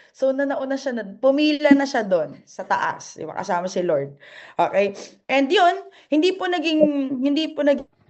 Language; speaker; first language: Filipino; non-native, local second language; Masbatenyo